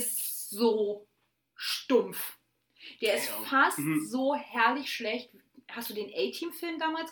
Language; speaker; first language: German; native; German